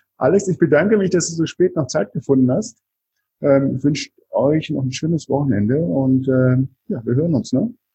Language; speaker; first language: German; native; German